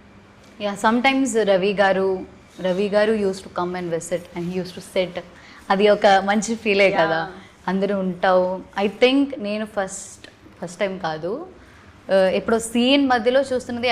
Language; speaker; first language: Telugu; non-native, learner; Malayalam